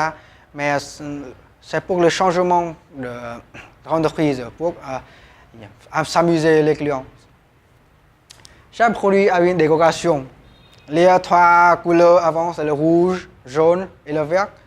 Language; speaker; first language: French; non-native, learner; Vietnamese